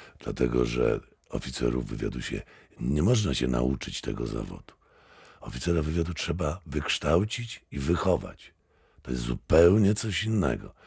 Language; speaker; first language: Polish; native; Polish